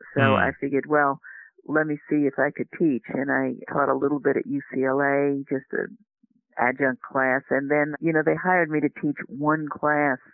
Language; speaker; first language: English; native; English